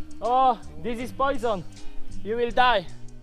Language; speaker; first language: English; non-native, learner; Polish